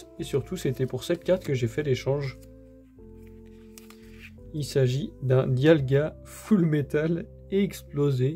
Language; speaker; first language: French; native; French